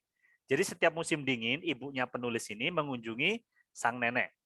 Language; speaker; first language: Indonesian; native; Indonesian